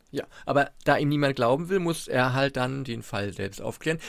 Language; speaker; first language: German; native; German